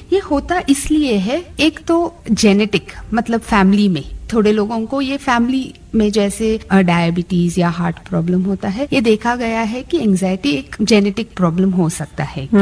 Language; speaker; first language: Hindi; non-native, local second language; Marathi